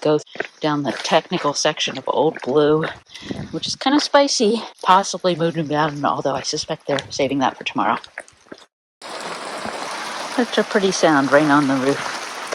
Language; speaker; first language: English; native; English